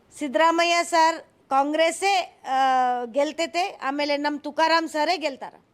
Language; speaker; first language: Kannada; non-native, local second language; Hindi